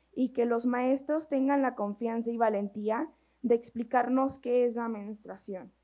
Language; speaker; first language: Spanish; native; Spanish